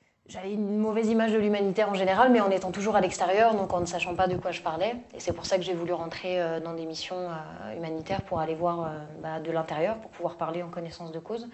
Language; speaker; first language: French; native; French